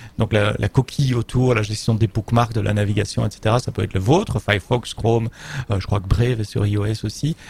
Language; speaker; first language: French; native; French